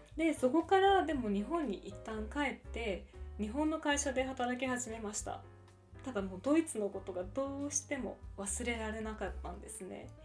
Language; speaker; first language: Japanese; native; Japanese